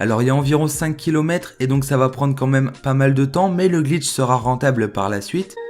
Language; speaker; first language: French; native; French